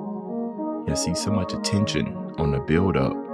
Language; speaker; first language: English; native; English